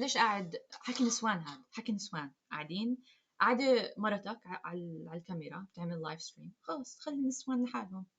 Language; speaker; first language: Arabic; early bilingual, heritage; Arabic